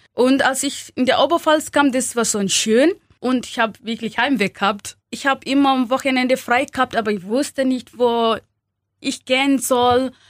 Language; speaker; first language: German; non-native, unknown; Swahili